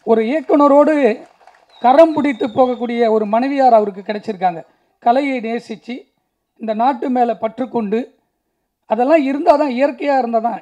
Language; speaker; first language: Tamil; native; Tamil